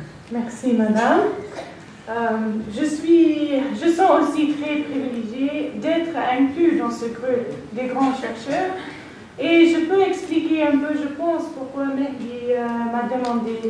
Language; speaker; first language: French; non-native, fluent; English